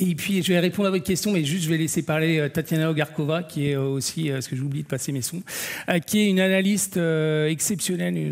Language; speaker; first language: French; native; French